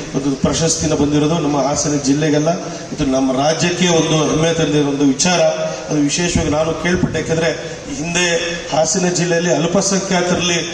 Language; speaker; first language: Kannada; native; Kannada